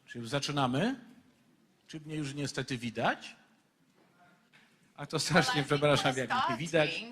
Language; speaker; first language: Polish; native; Polish